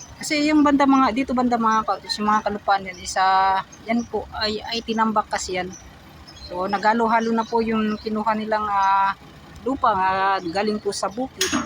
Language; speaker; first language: Filipino; non-native, local second language; Cebuano